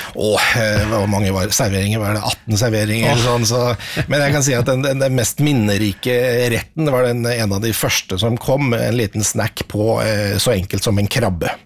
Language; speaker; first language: Norwegian; native; Norwegian